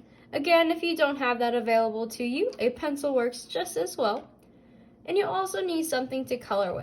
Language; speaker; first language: English; native; English